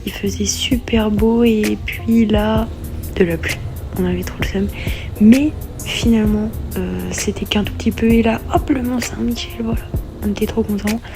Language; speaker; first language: French; native; French